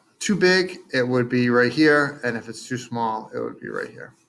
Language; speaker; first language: English; native; English